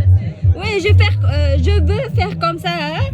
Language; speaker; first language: French; non-native, learner; Kazakh